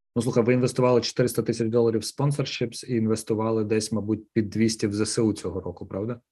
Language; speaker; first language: Ukrainian; native; Ukrainian